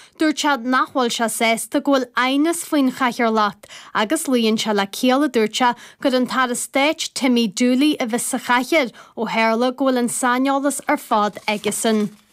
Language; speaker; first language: Irish; native; Irish